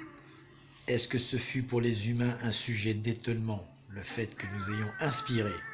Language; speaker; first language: French; native; French